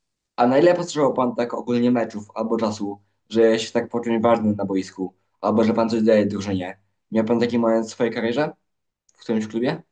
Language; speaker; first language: Polish; native; Polish